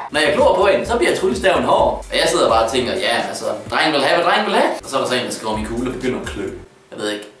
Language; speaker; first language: Danish; native; Danish